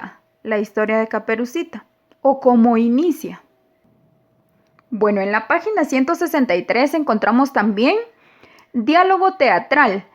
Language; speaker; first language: Spanish; native; Spanish